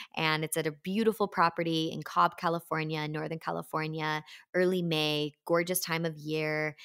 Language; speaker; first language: English; native; English